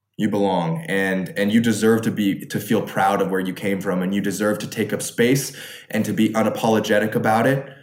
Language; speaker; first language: English; early bilingual, other home language; Chinese